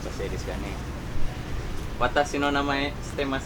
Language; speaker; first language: Japanese; non-native, learner; Indonesian